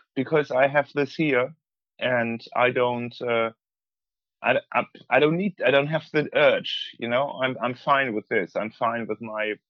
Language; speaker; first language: English; non-native, fluent; German